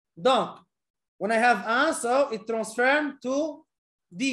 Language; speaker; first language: English; non-native, fluent; Arabic